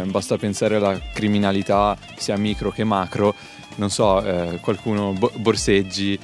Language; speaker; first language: Italian; native; Italian